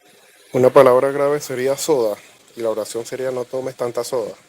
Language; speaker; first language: Spanish; native; Spanish